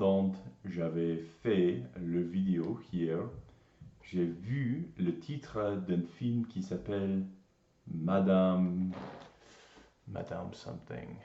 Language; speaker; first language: French; non-native, learner; English